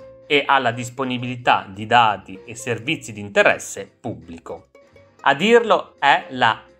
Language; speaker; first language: Italian; native; Italian